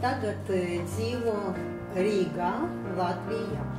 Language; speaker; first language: Latvian; non-native, learner; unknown